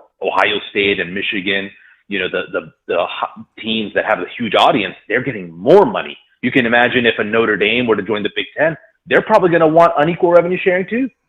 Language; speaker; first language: English; native; English